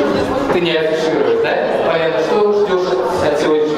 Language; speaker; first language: Russian; native; Russian